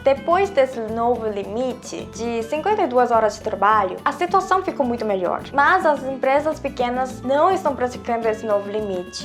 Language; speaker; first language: Portuguese; non-native, fluent; Korean